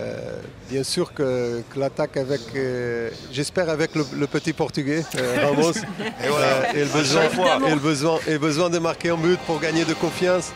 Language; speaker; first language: French; non-native, fluent; Portuguese